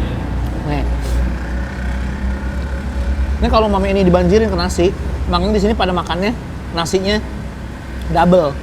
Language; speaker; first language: Indonesian; native; Indonesian